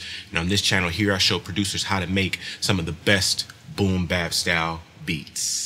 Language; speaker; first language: English; native; English